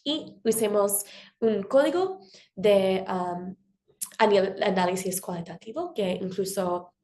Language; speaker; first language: Spanish; non-native, fluent; English